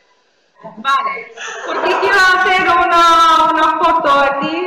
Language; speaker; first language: Spanish; non-native, fluent; Arabic